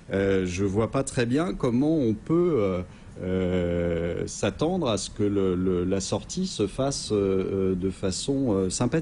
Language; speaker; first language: French; native; French